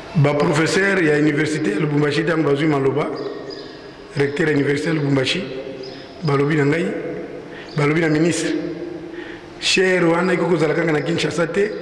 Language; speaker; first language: Lingala; native; Lingala